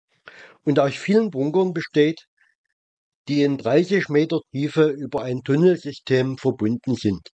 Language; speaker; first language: German; native; German